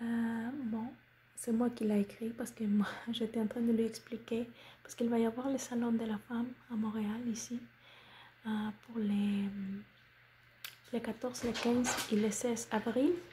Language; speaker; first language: French; non-native, fluent; Spanish